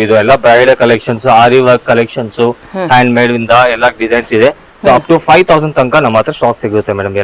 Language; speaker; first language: Kannada; non-native, local second language; Telugu